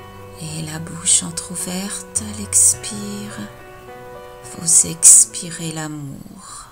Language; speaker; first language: French; native; French